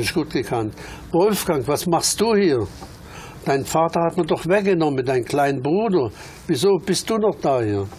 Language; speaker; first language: German; early bilingual, other home language; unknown